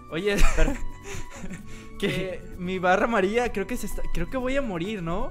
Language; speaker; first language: Spanish; native; Spanish